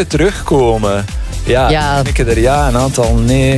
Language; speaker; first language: Dutch; native; Dutch